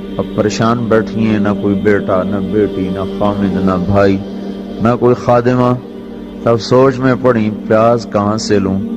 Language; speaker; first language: Urdu; non-native, local second language; Punjabi